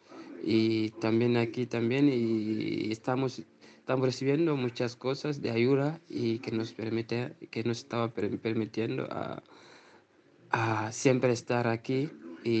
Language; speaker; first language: Spanish; non-native, learner; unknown